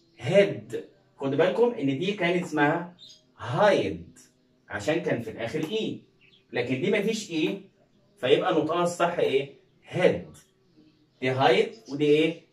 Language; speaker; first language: Arabic; native; Arabic